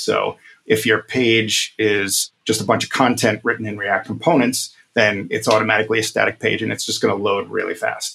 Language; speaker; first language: English; native; English